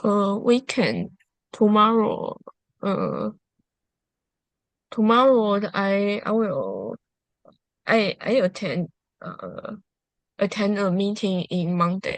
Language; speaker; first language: English; non-native, learner; Chinese